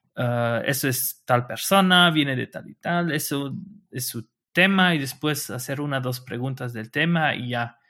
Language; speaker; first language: Spanish; non-native, fluent; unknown